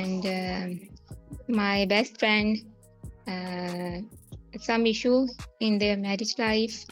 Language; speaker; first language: English; non-native, learner; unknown